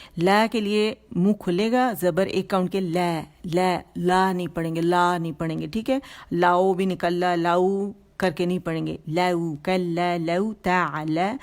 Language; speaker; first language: Urdu; native; Urdu